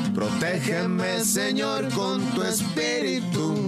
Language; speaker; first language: Spanish; native; Spanish